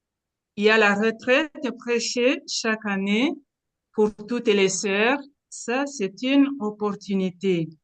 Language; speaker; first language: French; non-native, local second language; Kinyarwanda